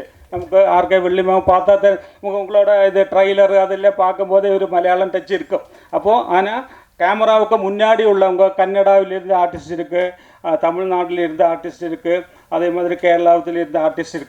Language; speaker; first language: Tamil; non-native, learner; Malayalam